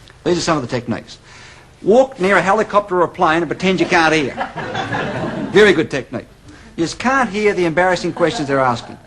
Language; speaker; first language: English; native; English